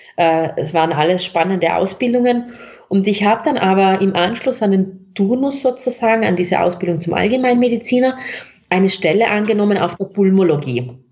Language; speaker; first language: German; native; German